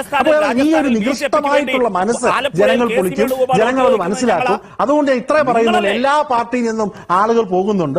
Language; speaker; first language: Malayalam; native; Malayalam